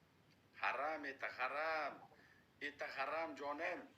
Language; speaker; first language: Russian; non-native, learner; Uzbek